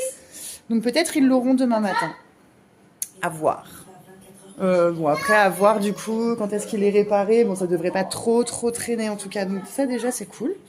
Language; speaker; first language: French; native; French